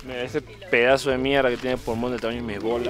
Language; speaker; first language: Spanish; native; Spanish